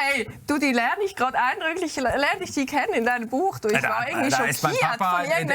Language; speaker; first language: German; native; German